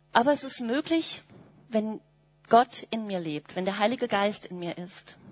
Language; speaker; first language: German; native; German